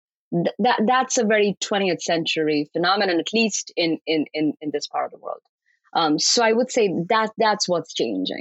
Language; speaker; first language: English; non-native, local second language; Bangla